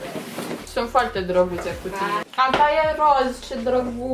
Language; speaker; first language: Romanian; early bilingual, other home language; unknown